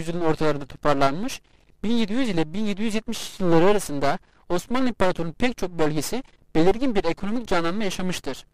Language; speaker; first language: Turkish; native; Turkish